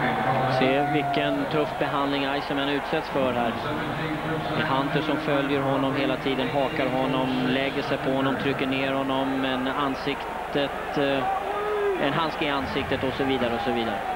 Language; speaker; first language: Swedish; native; Swedish